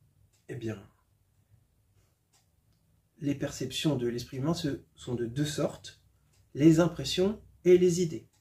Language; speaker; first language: French; native; French